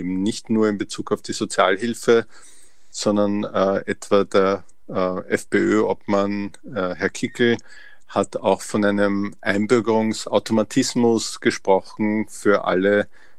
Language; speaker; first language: German; native; German